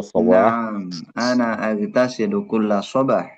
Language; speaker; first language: Arabic; non-native, fluent; Indonesian